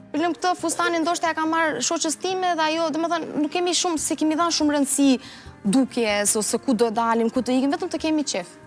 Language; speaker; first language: Albanian; early bilingual, heritage; Albanian